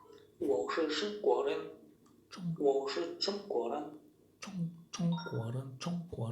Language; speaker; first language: Chinese; non-native, learner; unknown